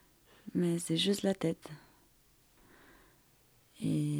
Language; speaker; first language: French; non-native, fluent; Romanian